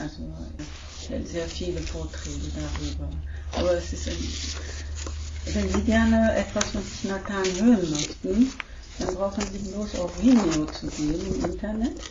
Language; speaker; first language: German; non-native, fluent; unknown